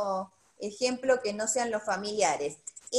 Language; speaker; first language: Spanish; native; Spanish